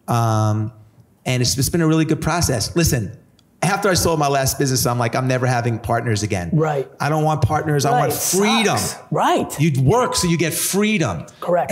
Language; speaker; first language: English; native; English